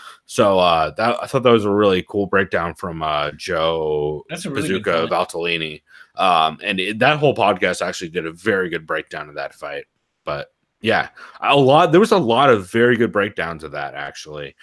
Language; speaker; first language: English; native; English